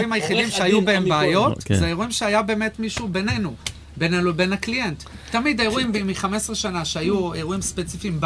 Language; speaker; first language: Hebrew; native; Hebrew